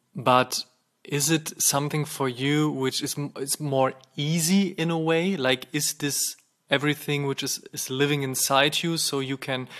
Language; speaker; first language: English; non-native, fluent; German